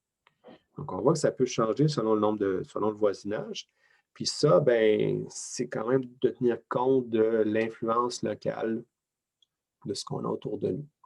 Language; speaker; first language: French; native; French